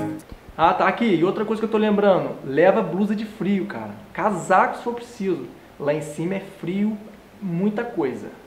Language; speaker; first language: Portuguese; native; Portuguese